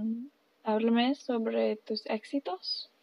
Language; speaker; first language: Spanish; early bilingual, heritage; Spanish